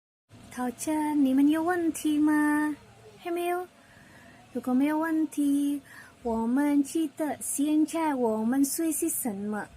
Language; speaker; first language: Chinese; non-native, learner; Indonesian